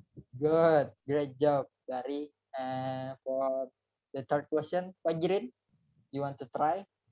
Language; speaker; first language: English; non-native, learner; Indonesian